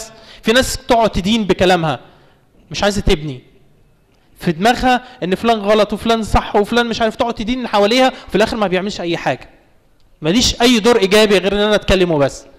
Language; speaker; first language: Arabic; native; Arabic